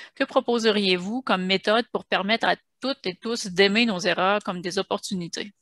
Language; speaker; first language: French; native; French